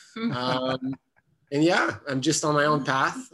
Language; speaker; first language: English; non-native, fluent; French